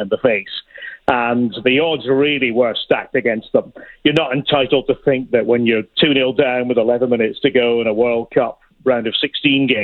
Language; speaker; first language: English; native; English